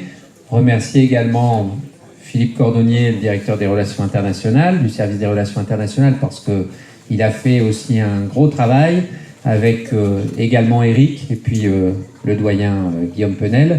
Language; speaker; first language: French; native; French